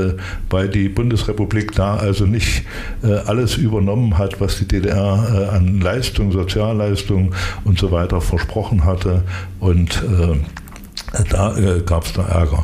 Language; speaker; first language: German; native; German